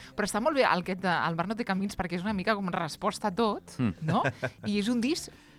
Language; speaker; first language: Catalan; native; Catalan